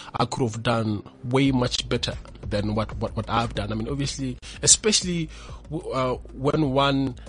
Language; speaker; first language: English; non-native, local second language; Northern Sotho